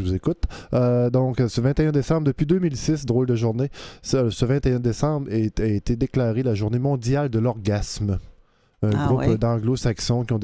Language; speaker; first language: French; native; French